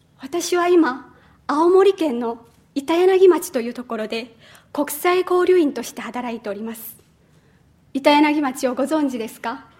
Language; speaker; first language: Japanese; non-native, fluent; Chinese